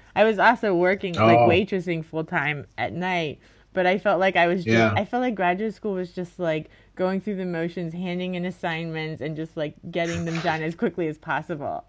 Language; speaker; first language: English; native; English